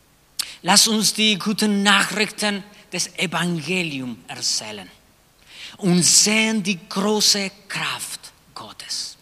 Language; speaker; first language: German; non-native, fluent; Spanish